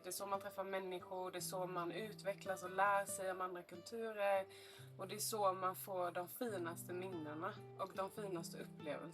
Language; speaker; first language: Swedish; native; Swedish